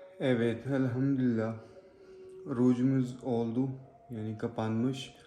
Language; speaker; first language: Turkish; non-native, learner; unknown